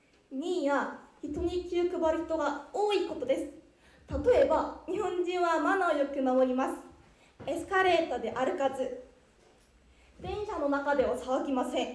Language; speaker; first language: Japanese; non-native, fluent; Korean